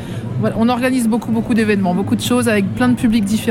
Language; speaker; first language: French; native; French